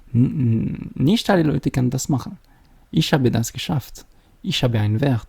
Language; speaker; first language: German; non-native, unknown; French